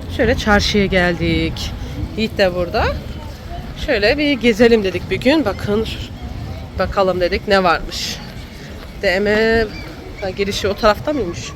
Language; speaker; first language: Turkish; early bilingual, heritage; Turkish